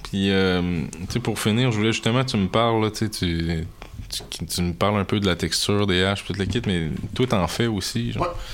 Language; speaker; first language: French; native; French